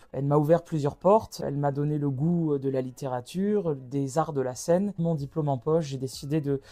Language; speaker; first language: French; native; French